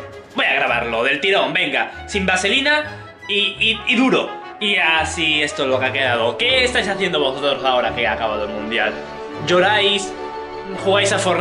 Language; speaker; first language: Spanish; native; Spanish